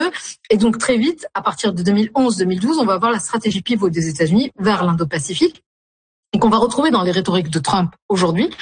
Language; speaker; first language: French; native; French